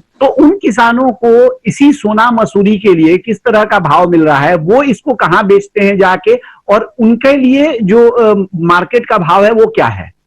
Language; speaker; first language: Hindi; native; Hindi